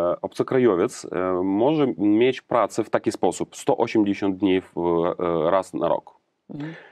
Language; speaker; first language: Polish; non-native, learner; Ukrainian